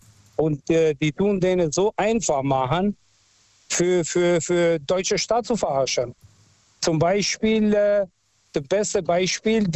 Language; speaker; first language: German; non-native, local second language; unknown